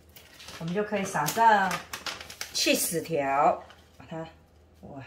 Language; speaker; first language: Chinese; native; Chinese